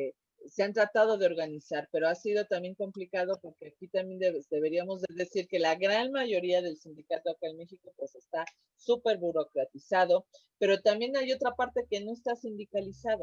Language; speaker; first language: Spanish; native; Spanish